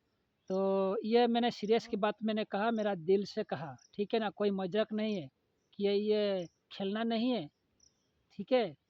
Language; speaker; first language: Hindi; non-native, local second language; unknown